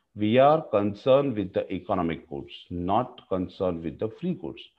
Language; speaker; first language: English; non-native, local second language; Gujarati